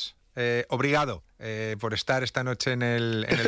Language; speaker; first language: Spanish; native; Spanish